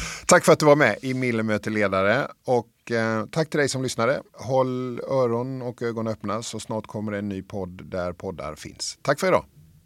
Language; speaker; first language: Swedish; native; Swedish